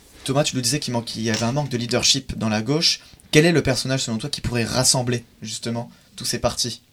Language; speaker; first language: French; native; French